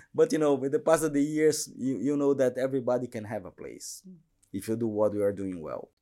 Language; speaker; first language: English; non-native, fluent; Portuguese